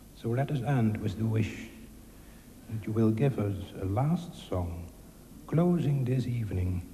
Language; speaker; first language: English; non-native, fluent; Dutch